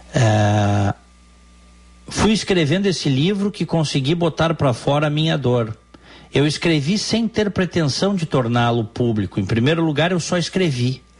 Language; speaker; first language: Portuguese; native; Portuguese